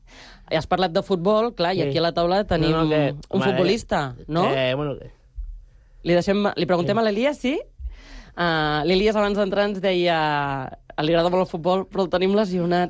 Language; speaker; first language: Catalan; native; Catalan